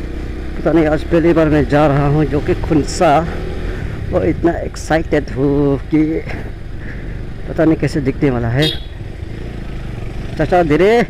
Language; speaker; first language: Hindi; non-native, local second language; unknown